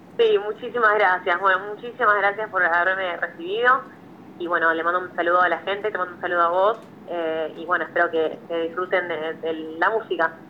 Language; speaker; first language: Spanish; early bilingual, other home language; English